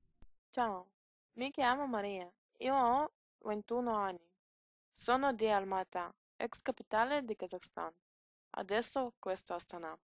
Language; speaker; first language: Italian; non-native, learner; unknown